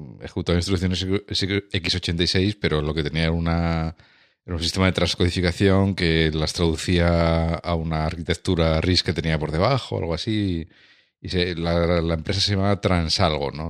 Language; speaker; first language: Spanish; native; Spanish